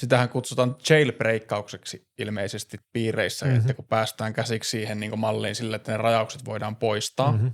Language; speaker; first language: Finnish; native; Finnish